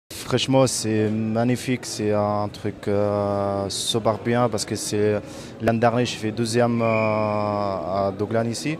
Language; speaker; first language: French; non-native, learner; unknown